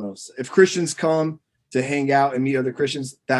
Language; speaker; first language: English; native; English